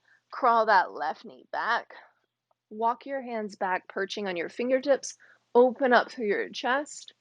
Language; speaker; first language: English; native; English